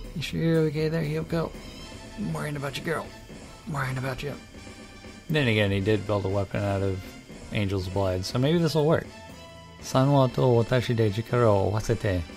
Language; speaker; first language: English; native; English